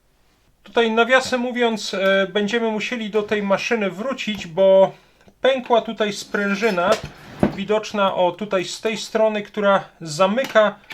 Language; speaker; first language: Polish; native; Polish